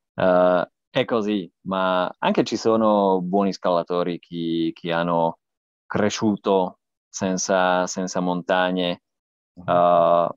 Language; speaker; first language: Italian; non-native, learner; Slovak